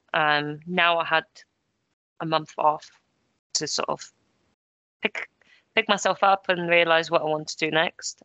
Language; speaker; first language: English; early bilingual, other home language; Polish